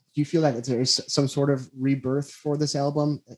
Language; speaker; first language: English; native; English